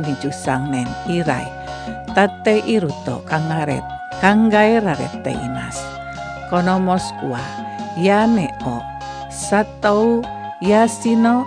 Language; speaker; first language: Japanese; non-native, fluent; Indonesian